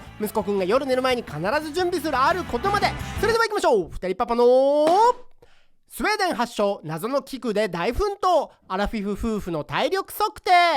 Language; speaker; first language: Japanese; native; Japanese